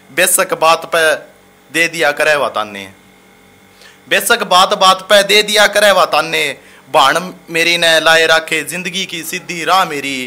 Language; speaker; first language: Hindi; native; Hindi